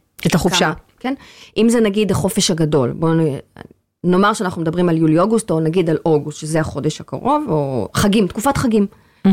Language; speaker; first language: Hebrew; native; Hebrew